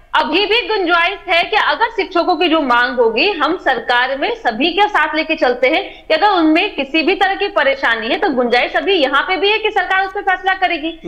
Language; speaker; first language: Hindi; native; Hindi